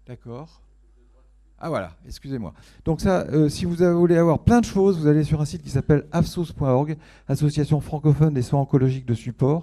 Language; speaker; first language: French; native; French